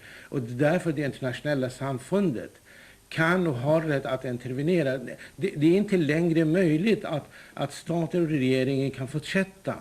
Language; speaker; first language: Swedish; non-native, fluent; Kurdish